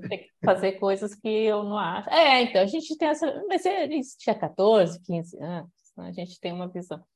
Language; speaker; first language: Portuguese; early bilingual, other home language; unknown